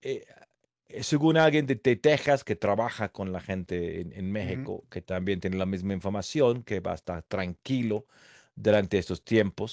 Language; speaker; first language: Spanish; non-native, fluent; English